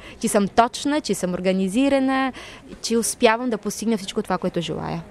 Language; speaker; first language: Bulgarian; native; Bulgarian